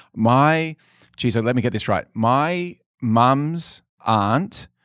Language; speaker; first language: English; native; English